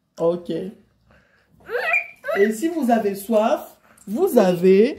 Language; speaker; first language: French; native; French